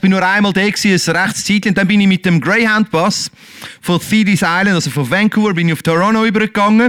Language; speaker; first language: German; native; German